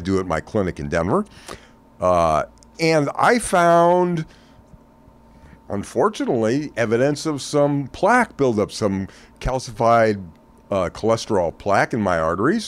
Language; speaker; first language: English; native; English